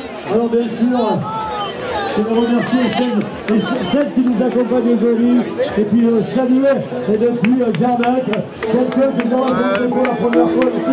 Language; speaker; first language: French; native; French